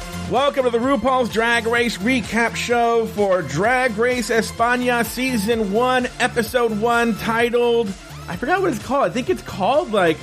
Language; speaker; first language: English; native; English